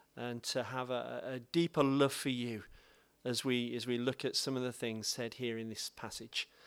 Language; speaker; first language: English; native; English